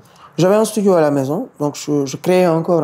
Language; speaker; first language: French; non-native, local second language; Wolof